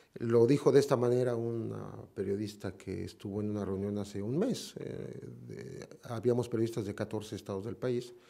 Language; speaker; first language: Spanish; native; Spanish